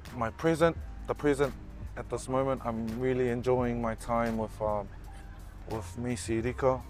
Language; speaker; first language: English; native; English